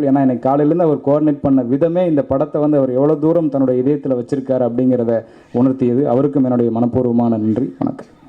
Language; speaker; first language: Tamil; native; Tamil